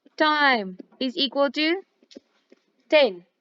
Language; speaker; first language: English; non-native, local second language; Afrikaans